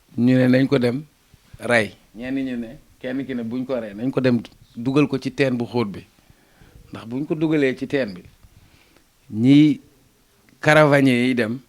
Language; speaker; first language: Wolof; non-native, local second language; Fula